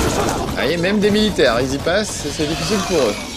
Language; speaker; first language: French; native; French